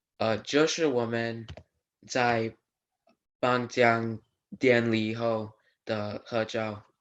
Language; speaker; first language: Chinese; non-native, learner; English